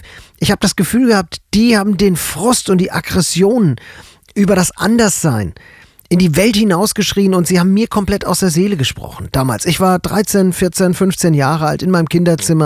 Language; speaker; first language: German; native; German